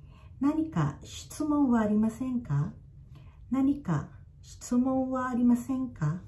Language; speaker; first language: Japanese; non-native, fluent; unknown